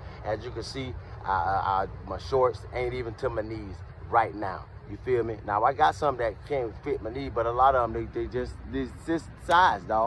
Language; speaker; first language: English; native; English